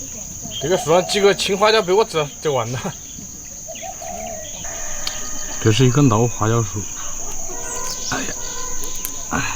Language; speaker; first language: Chinese; native; Chinese